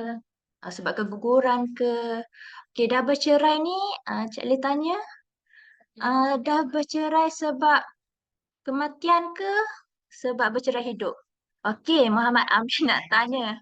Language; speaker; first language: Malay; native; Malay